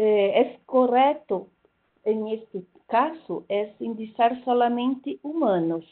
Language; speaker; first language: Spanish; non-native, fluent; Portuguese